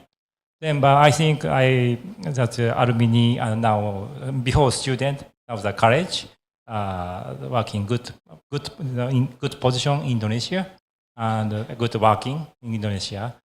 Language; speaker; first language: English; non-native, learner; Japanese